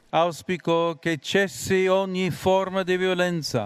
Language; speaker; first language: Italian; non-native, fluent; English